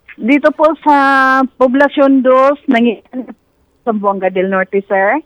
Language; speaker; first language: Filipino; non-native, local second language; Cebuano